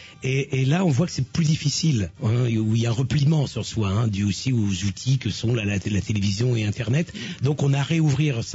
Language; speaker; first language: French; native; French